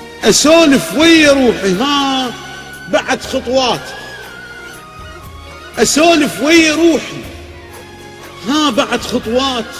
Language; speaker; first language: Arabic; native; Arabic